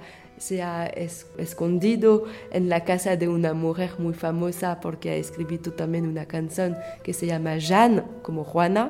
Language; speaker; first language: Spanish; non-native, fluent; French